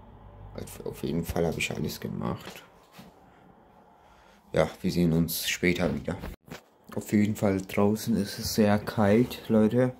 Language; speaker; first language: German; early bilingual, other home language; Turkish